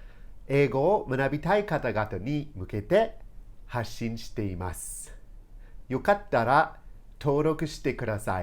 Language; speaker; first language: Japanese; non-native, fluent; English